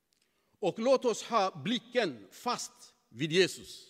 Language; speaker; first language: Swedish; non-native, fluent; Tigrinya